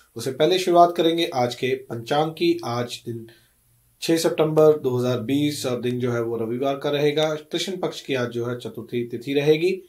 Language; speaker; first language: Hindi; native; Hindi